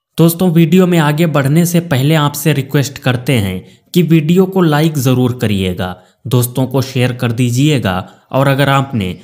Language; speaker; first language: Hindi; native; Hindi